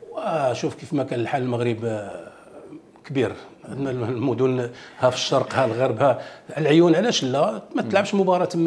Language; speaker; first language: Arabic; native; Arabic